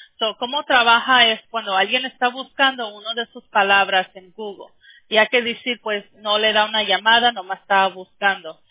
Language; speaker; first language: Spanish; early bilingual, heritage; Spanish